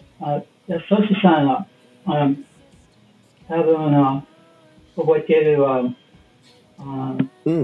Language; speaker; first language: Japanese; non-native, learner; English